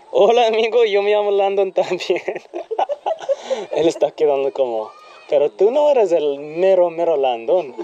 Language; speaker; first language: Spanish; non-native, learner; English